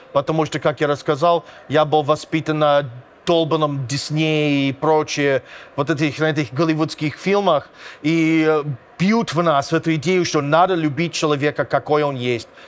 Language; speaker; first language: Russian; non-native, fluent; English